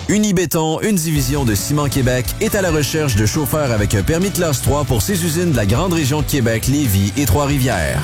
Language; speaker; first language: French; native; French